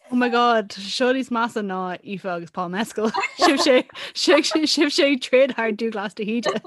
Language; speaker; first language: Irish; non-native, local second language; English